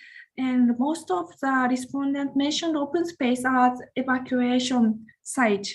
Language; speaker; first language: English; non-native, learner; Japanese